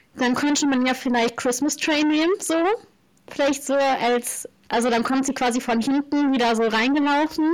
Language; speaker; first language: German; native; German